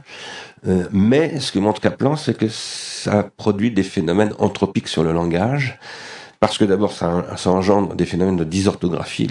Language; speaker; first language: French; native; French